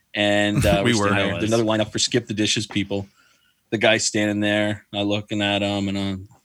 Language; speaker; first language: English; native; English